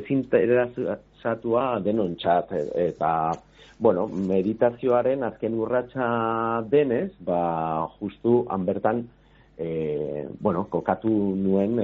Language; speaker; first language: Basque; non-native, local second language; Spanish